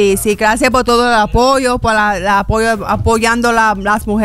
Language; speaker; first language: Spanish; early bilingual, heritage; English